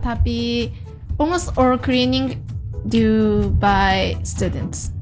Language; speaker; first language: English; non-native, learner; Japanese